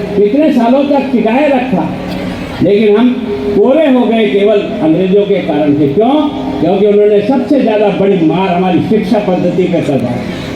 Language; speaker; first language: Hindi; native; Hindi